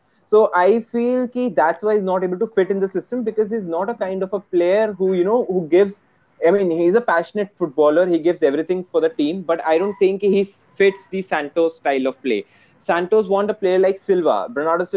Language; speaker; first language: English; non-native, local second language; Hindi